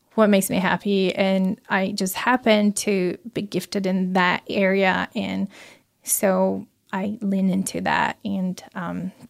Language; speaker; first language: English; non-native, fluent; Portuguese